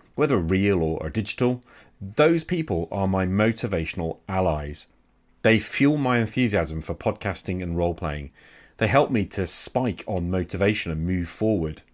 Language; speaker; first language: English; native; English